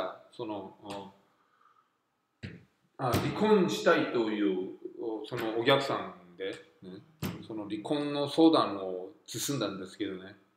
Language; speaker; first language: Japanese; non-native, fluent; Korean